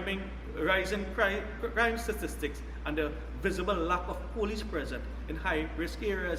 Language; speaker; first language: English; native; English